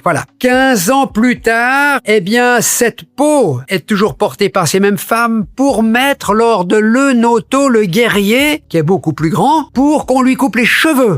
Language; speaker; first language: French; native; French